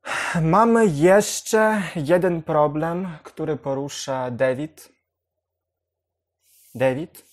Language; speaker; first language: Polish; non-native, learner; Ukrainian